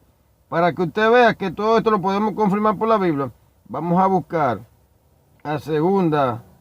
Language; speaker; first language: Spanish; native; Spanish